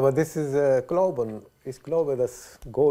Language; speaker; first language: German; non-native, learner; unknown